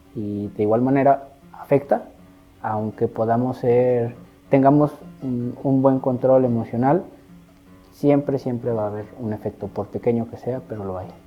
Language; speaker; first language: Spanish; native; Spanish